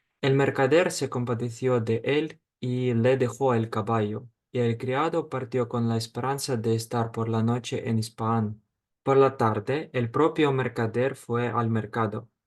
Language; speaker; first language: Spanish; non-native, fluent; Ukrainian